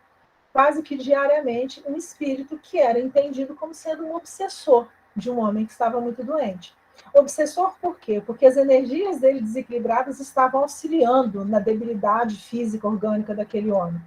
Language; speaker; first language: Portuguese; native; Portuguese